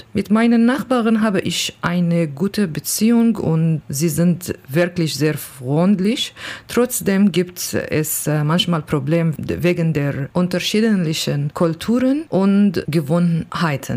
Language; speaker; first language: German; non-native, learner; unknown